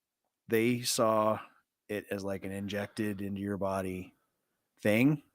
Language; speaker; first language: English; native; English